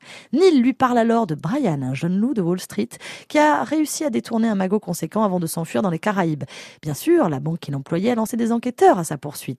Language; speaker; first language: French; native; French